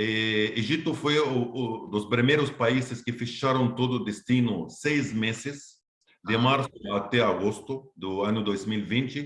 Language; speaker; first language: Portuguese; non-native, fluent; Arabic